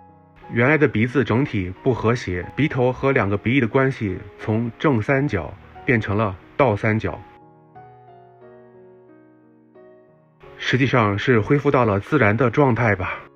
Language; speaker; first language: Chinese; native; Chinese